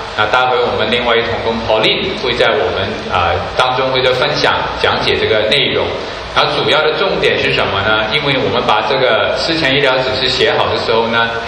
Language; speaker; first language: Chinese; non-native, local second language; Cantonese